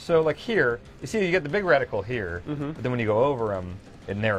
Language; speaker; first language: English; native; English